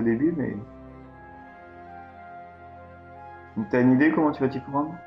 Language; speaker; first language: French; native; French